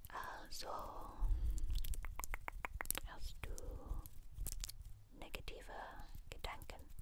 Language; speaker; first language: German; non-native, learner; English